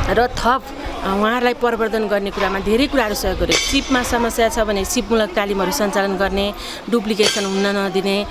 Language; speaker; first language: Nepali; native; Nepali